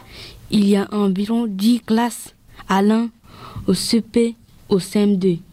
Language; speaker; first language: French; non-native, learner; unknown